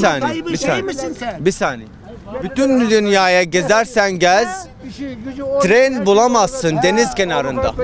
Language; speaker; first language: Turkish; non-native, fluent; Arabic